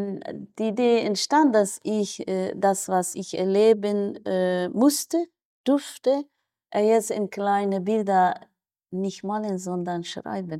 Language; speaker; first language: German; non-native, fluent; Persian